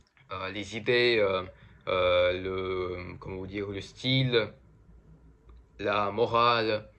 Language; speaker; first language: French; non-native, fluent; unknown